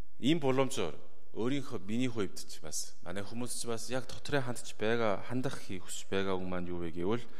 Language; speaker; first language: Mongolian; non-native, fluent; Korean